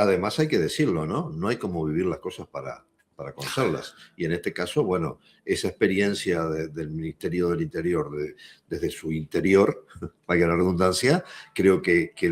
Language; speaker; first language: Spanish; native; Spanish